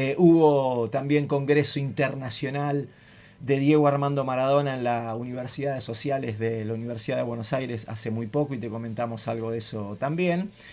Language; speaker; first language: Spanish; native; Spanish